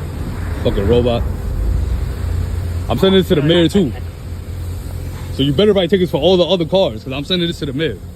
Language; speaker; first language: English; native; English